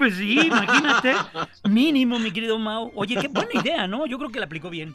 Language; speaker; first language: Spanish; native; Spanish